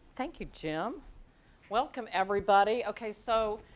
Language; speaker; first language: English; native; English